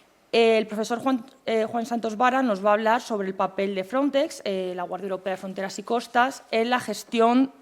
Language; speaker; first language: Spanish; native; Spanish